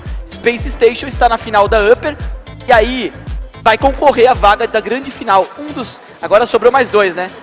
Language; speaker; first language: Portuguese; native; Portuguese